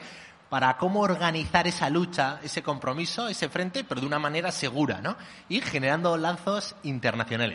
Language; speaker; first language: Spanish; native; Spanish